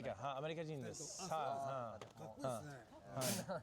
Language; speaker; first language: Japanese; non-native, learner; English